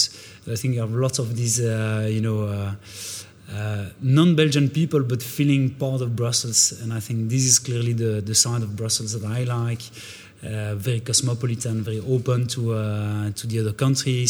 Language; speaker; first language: English; non-native, fluent; French